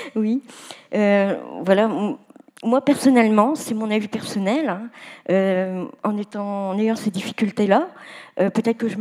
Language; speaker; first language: French; native; French